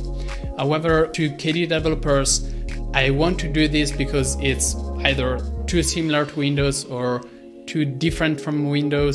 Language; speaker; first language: English; non-native, fluent; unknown